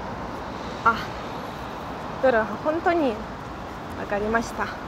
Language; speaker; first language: Japanese; non-native, fluent; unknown